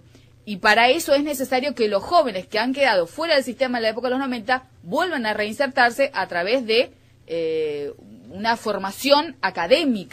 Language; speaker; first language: Spanish; native; Spanish